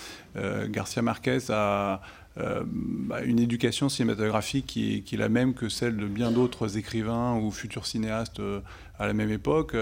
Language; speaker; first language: French; native; French